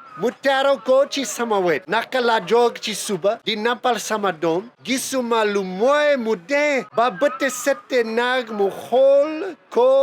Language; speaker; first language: Wolof; non-native, fluent; English